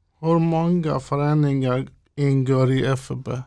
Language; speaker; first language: Swedish; non-native, local second language; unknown